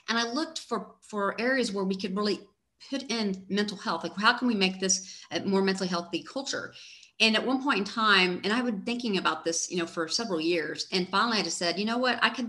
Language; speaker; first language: English; native; English